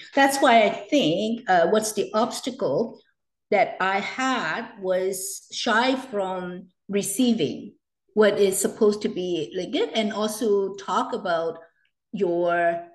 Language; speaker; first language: English; non-native, local second language; Cantonese